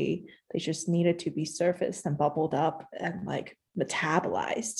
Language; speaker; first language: English; non-native, local second language; Cantonese